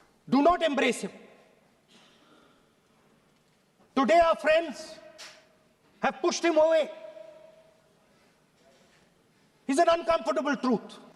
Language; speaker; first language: English; non-native, local second language; Hindi